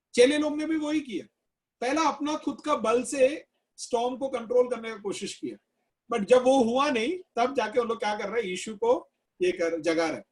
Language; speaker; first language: Hindi; non-native, local second language; Malayalam